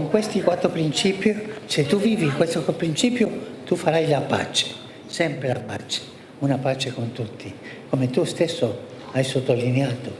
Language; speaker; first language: Italian; non-native, fluent; Spanish